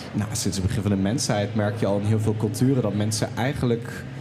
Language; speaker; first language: Dutch; native; Dutch